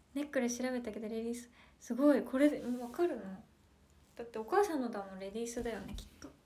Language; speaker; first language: Japanese; native; Japanese